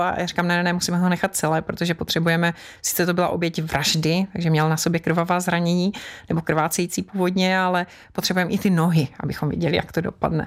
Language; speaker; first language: Czech; native; Czech